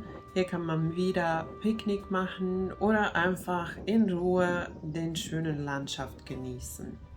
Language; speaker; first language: German; non-native, fluent; Finnish